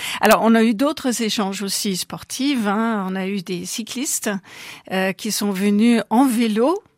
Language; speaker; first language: French; non-native, fluent; German